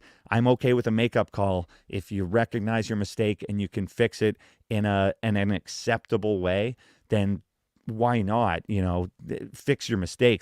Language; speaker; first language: English; native; English